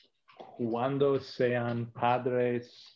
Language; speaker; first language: Spanish; non-native, learner; English